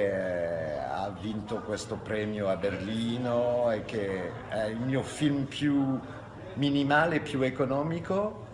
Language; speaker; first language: Italian; non-native, fluent; French